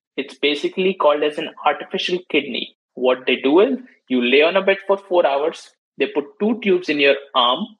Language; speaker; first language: English; non-native, local second language; Hindi